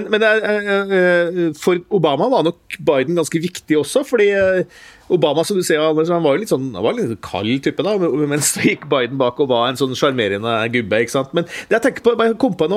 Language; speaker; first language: Norwegian; native; Norwegian